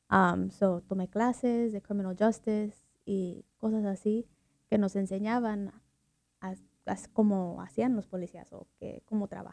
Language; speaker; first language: Spanish; early bilingual, heritage; Spanish